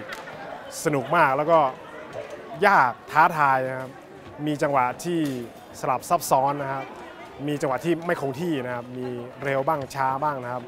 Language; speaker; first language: Thai; native; Thai